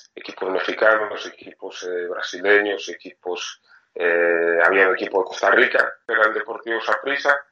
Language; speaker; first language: Spanish; non-native, fluent; French